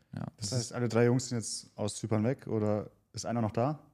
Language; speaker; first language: German; native; German